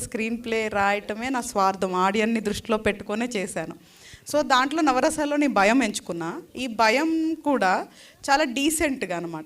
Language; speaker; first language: Telugu; native; Telugu